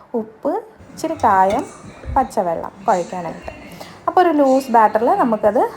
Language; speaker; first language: Malayalam; native; Malayalam